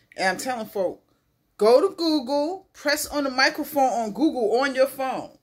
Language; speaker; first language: English; native; English